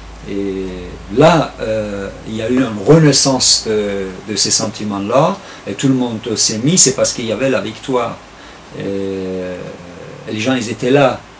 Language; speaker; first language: French; non-native, fluent; Turkish